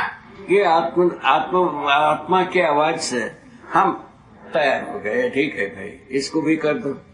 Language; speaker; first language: Hindi; non-native, local second language; Kannada